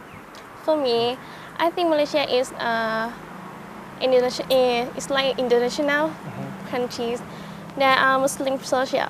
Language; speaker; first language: English; non-native, learner; Thai